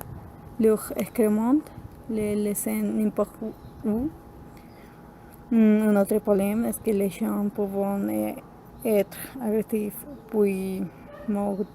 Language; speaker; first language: French; non-native, learner; Spanish